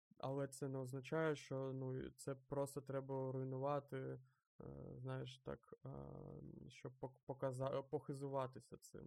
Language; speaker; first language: Ukrainian; non-native, local second language; Russian